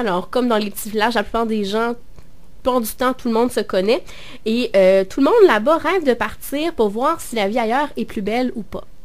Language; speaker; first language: French; native; French